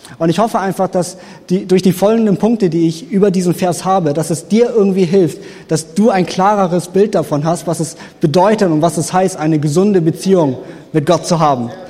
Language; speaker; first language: German; native; German